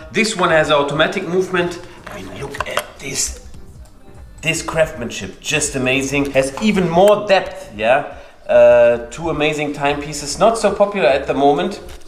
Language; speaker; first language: English; non-native, fluent; German